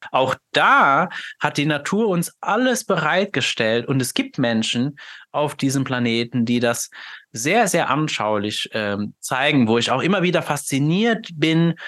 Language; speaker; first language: German; non-native, fluent; Luxembourgish